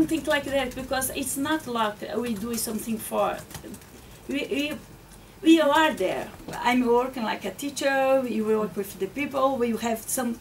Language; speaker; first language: English; non-native, learner; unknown